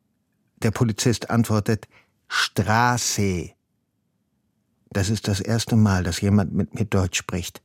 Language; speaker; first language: German; non-native, fluent; Persian